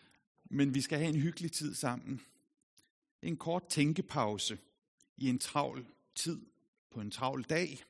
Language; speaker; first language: Danish; native; Danish